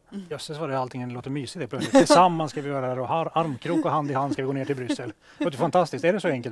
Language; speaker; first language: Swedish; native; Swedish